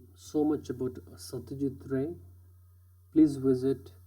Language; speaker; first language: English; non-native, local second language; Kannada